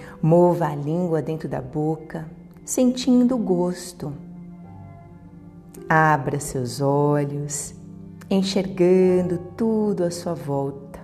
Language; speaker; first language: Portuguese; native; Portuguese